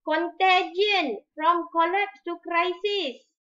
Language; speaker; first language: English; non-native, local second language; Malay